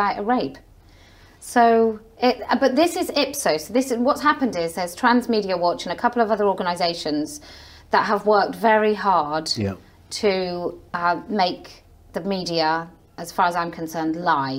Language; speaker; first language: English; native; English